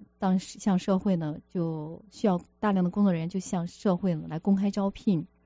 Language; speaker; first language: Chinese; native; Chinese